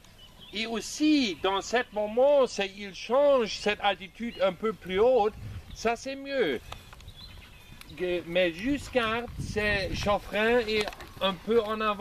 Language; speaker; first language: French; non-native, learner; German